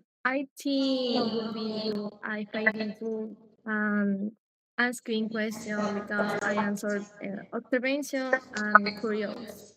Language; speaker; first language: English; non-native, learner; Spanish